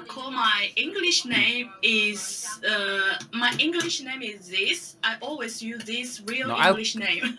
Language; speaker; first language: English; non-native, learner; Chinese